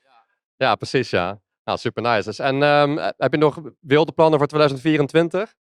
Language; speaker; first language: Dutch; native; Dutch